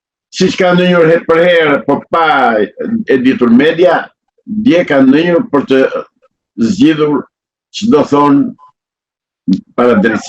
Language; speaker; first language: Albanian; native; Albanian